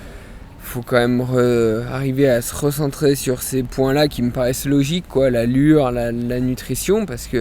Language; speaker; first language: French; native; French